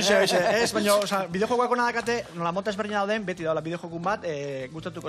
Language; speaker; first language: Basque; native; Basque